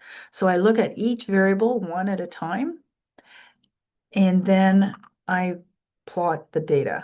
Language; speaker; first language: English; native; English